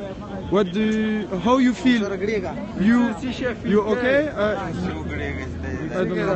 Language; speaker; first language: English; non-native, learner; French